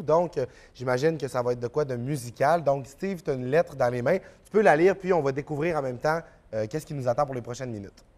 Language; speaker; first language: French; native; French